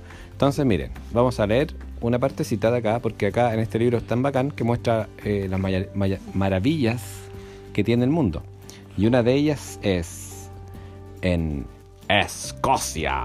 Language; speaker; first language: Spanish; native; Spanish